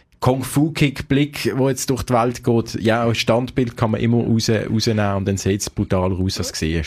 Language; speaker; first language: German; native; German